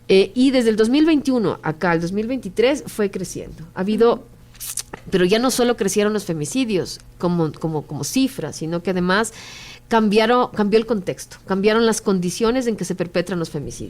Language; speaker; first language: Spanish; native; Spanish